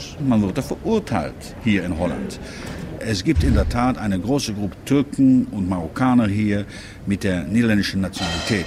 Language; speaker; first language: German; non-native, fluent; Dutch